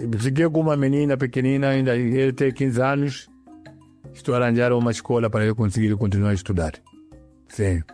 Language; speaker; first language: Portuguese; non-native, local second language; Yao